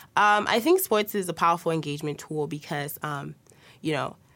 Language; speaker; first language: English; early bilingual, other home language; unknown